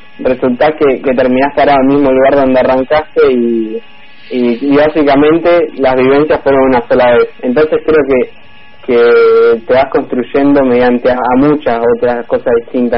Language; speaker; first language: Spanish; native; Spanish